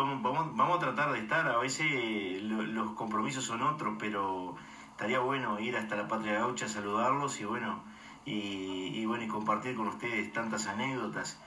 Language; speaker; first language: Spanish; native; Spanish